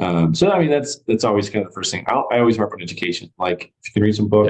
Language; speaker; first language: English; native; English